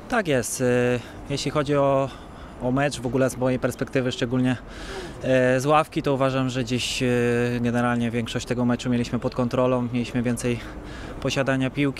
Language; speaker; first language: Polish; native; Polish